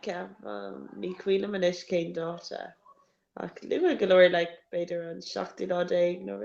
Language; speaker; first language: Irish; non-native, local second language; English